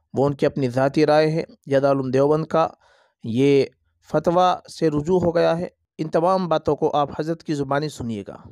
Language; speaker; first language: Urdu; native; Urdu